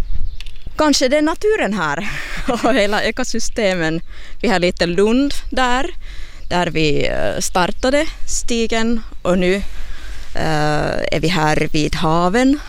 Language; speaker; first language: Swedish; non-native, local second language; Finnish